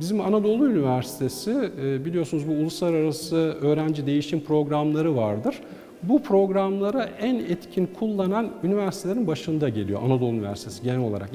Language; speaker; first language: Turkish; native; Turkish